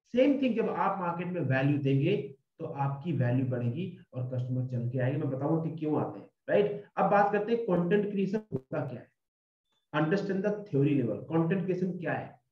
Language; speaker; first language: Hindi; native; Hindi